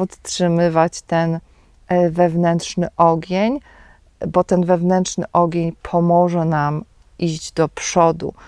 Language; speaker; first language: Polish; native; Polish